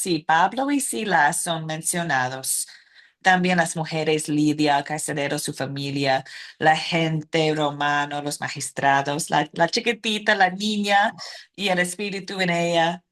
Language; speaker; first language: Spanish; non-native, fluent; English